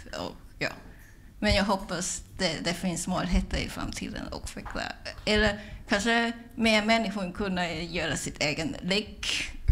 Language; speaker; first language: Swedish; non-native, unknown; Cantonese